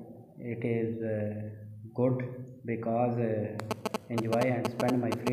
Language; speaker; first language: English; non-native, learner; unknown